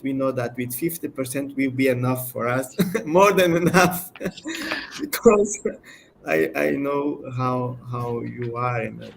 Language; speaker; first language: English; non-native, learner; Portuguese